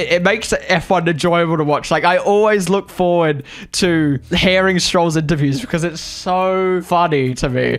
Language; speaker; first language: English; native; English